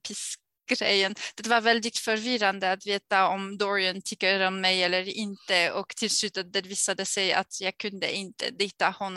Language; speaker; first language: Swedish; non-native, fluent; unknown